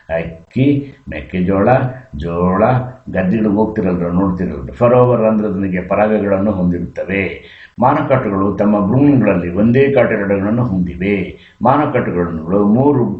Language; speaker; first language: Kannada; native; Kannada